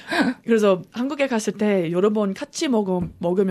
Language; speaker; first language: Korean; non-native, learner; English